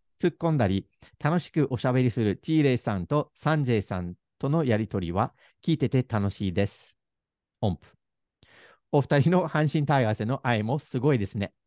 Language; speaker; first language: Japanese; non-native, fluent; English